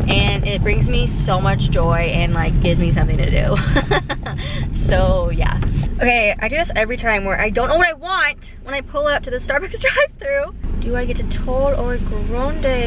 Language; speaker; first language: English; native; English